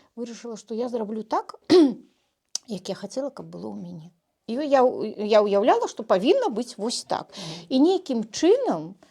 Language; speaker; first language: Belarusian; native; Belarusian